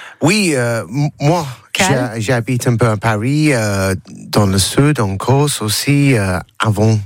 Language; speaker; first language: French; non-native, learner; English